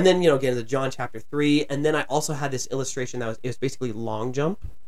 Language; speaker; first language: English; native; English